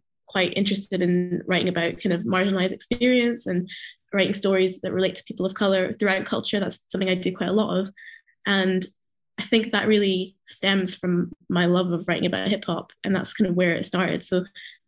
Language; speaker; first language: English; native; English